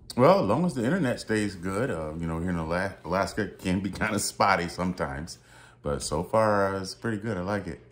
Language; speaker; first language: English; non-native, fluent; German